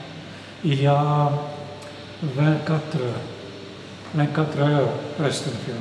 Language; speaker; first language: French; non-native, local second language; German